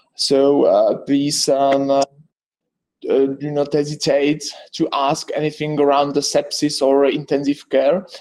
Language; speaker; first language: English; non-native, fluent; Czech